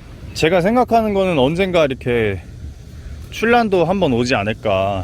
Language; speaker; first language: Korean; native; Korean